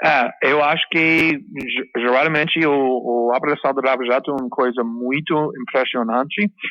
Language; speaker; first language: Portuguese; non-native, fluent; English